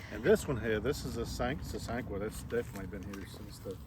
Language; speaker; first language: English; native; English